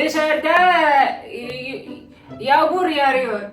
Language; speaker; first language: Turkish; non-native, learner; Russian